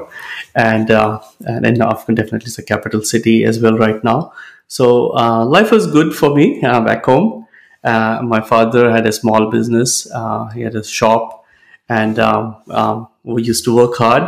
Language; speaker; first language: English; non-native, local second language; Hindi